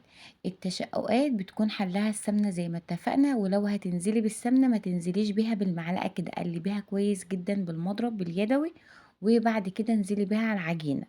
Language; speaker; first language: Arabic; native; Arabic